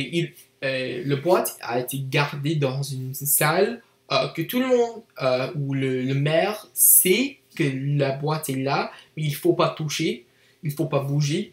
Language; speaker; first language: French; non-native, learner; English